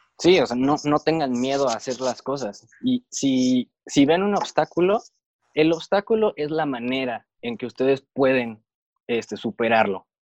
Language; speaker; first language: Spanish; native; Spanish